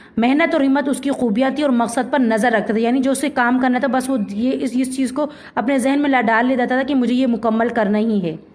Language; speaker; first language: Urdu; native; Urdu